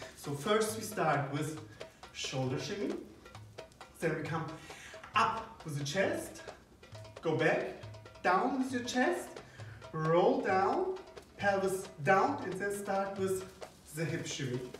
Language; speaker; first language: English; non-native, fluent; German